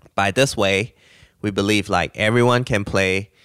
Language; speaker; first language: English; non-native, local second language; Cantonese